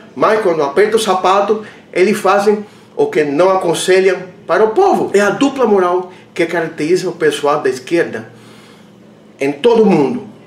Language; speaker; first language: Portuguese; non-native, fluent; Spanish